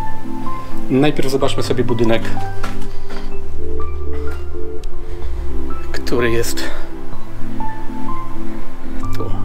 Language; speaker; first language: Polish; native; Polish